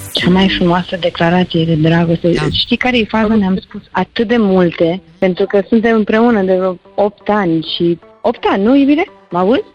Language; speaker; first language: Romanian; early bilingual, heritage; Romanian